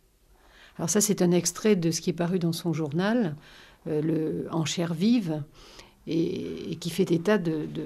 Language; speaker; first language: French; native; French